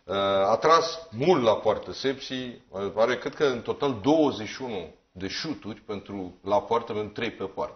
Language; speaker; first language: Romanian; native; Romanian